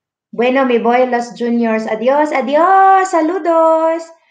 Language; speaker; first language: Spanish; non-native, fluent; Filipino